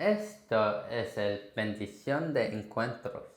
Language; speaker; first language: Spanish; non-native, fluent; Korean